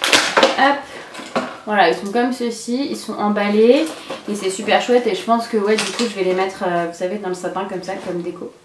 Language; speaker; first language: French; native; French